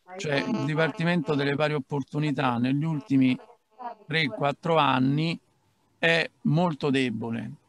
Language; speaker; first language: Italian; native; Italian